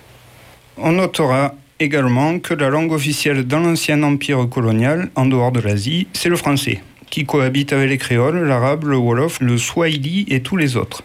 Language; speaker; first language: French; native; French